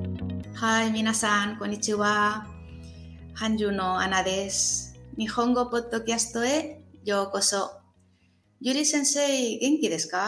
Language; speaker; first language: Japanese; non-native, learner; Spanish